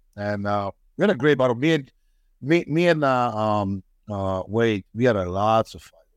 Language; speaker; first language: English; non-native, fluent; Polish